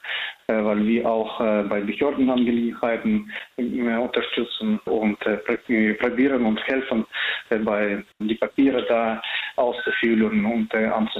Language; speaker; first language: German; non-native, fluent; Russian